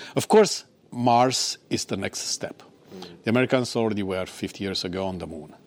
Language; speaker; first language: English; non-native, fluent; Romanian